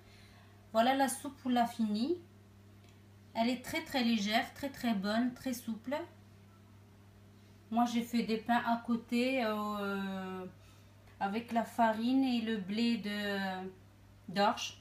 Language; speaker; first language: French; non-native, local second language; Arabic